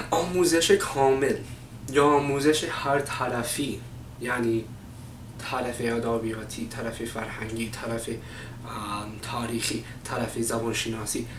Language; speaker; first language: Persian; non-native, learner; English